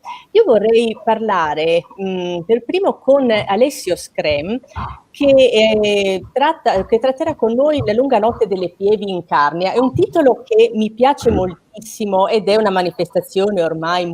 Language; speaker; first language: Italian; native; Italian